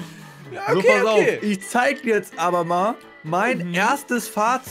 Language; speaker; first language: German; native; German